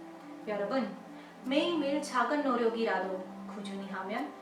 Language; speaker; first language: Korean; non-native, fluent; Hindi